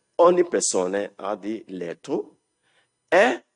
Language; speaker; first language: Italian; non-native, learner; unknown